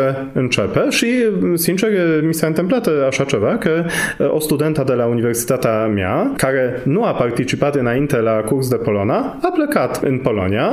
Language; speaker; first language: Romanian; non-native, fluent; Polish